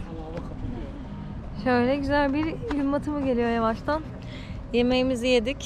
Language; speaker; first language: Turkish; native; Turkish